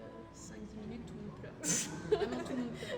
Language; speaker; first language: French; native; French